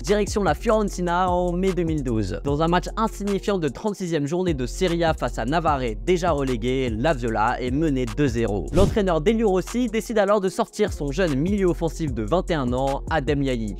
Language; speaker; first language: French; native; French